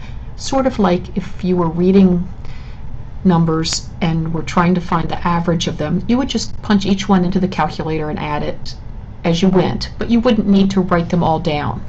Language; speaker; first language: English; native; English